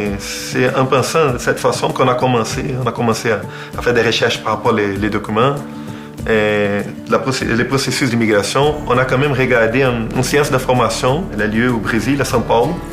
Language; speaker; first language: French; non-native, fluent; Portuguese